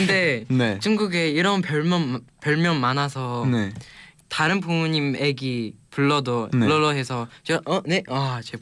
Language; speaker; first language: Korean; non-native, learner; Chinese